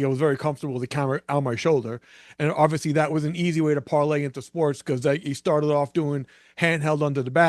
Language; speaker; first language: English; native; English